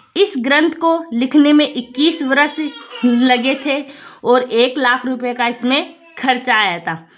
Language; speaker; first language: Hindi; native; Hindi